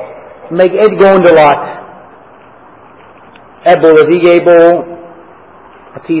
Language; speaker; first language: Hungarian; non-native, fluent; English